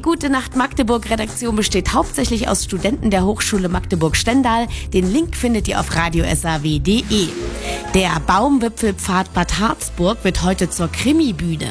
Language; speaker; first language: German; native; German